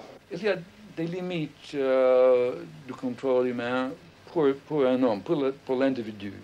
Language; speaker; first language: French; non-native, fluent; English